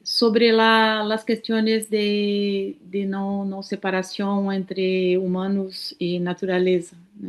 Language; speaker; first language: Spanish; non-native, learner; Portuguese